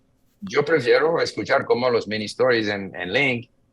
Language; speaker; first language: Spanish; non-native, fluent; English